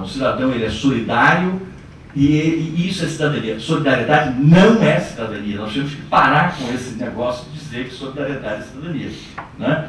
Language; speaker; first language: Portuguese; native; Portuguese